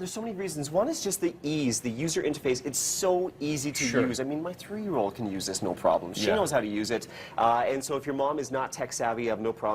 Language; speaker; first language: English; native; English